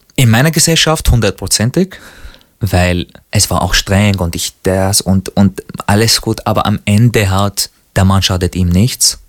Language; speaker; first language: German; non-native, fluent; Arabic